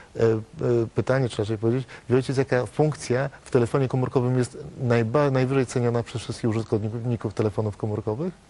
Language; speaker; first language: Polish; native; Polish